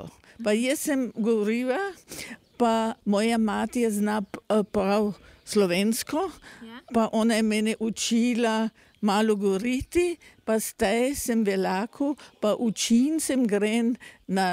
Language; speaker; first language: Slovenian; early bilingual, heritage; Slovenian